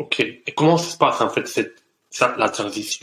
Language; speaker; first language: French; non-native, learner; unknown